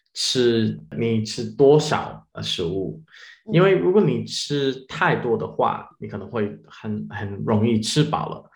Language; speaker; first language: Chinese; non-native, learner; English